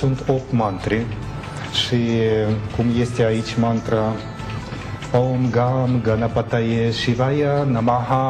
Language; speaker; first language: Romanian; non-native, learner; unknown